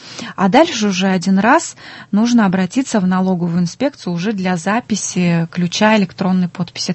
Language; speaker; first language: Russian; native; Russian